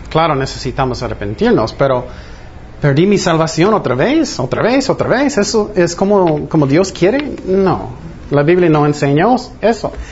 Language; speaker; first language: Spanish; non-native, fluent; English